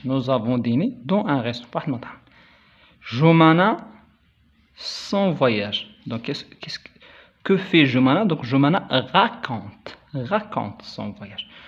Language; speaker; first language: French; non-native, local second language; Arabic